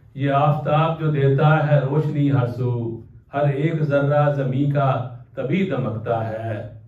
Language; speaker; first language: Urdu; non-native, local second language; Punjabi